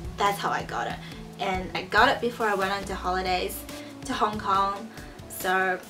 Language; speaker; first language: English; early bilingual, other home language; Chinese